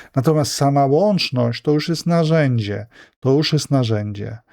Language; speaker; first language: Polish; native; Polish